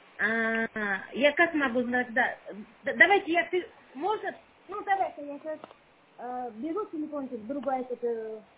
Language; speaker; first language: Russian; non-native, learner; Uzbek